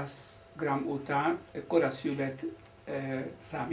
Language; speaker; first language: Hungarian; non-native, fluent; Spanish